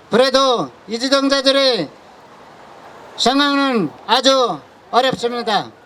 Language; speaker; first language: Korean; non-native, fluent; Nepali